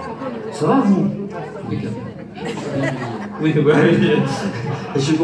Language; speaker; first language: French; native; French